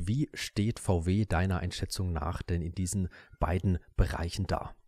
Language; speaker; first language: German; native; German